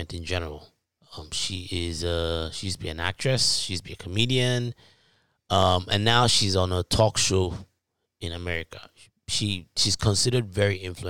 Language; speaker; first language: English; non-native, local second language; Yoruba